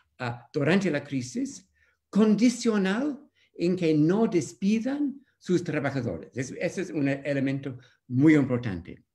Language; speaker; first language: Spanish; non-native, fluent; English